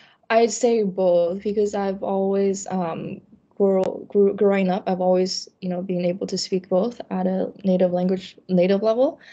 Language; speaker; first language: English; early bilingual, other home language; Chinese